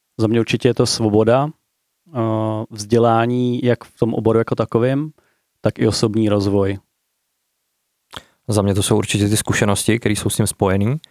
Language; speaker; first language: Czech; native; Czech